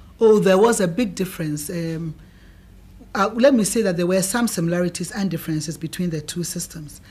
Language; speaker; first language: English; non-native, local second language; Akan